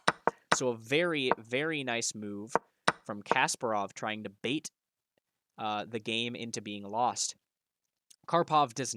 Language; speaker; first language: English; native; English